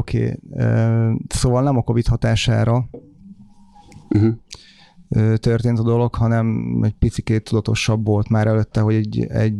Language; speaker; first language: Hungarian; native; Hungarian